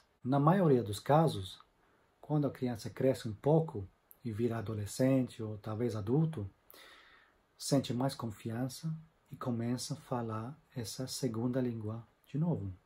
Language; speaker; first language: Portuguese; non-native, fluent; English